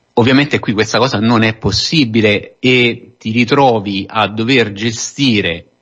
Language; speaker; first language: Italian; native; Italian